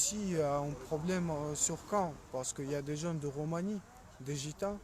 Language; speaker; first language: French; non-native, learner; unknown